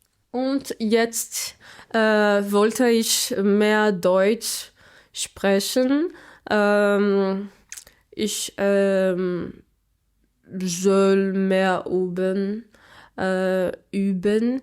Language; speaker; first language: German; non-native, learner; Portuguese